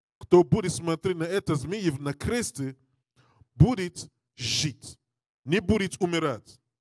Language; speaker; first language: Russian; non-native, learner; English